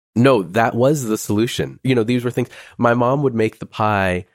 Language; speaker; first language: English; early bilingual, other home language; Hindi